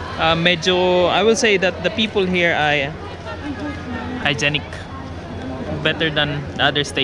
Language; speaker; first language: English; non-native, local second language; Filipino